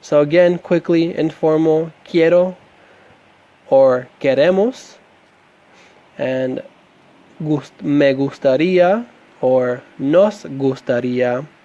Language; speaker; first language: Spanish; non-native, fluent; English